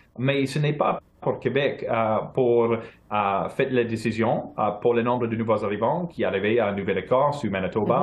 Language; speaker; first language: French; non-native, local second language; English